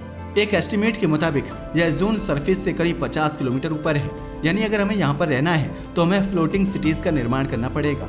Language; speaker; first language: Hindi; native; Hindi